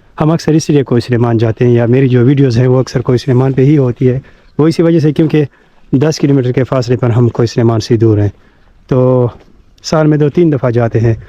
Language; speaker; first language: Urdu; non-native, local second language; Pashto